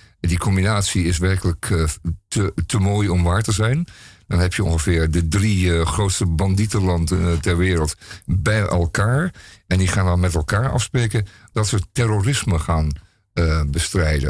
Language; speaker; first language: Dutch; native; Dutch